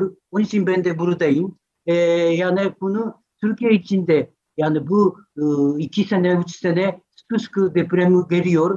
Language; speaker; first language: Turkish; non-native, fluent; Japanese